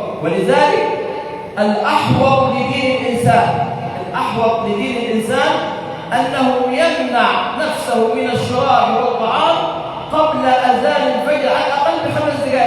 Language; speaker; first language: Arabic; native; Arabic